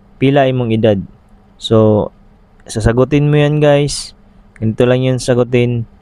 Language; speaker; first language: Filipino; non-native, local second language; Cebuano